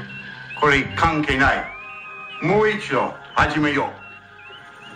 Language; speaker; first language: Japanese; non-native, learner; English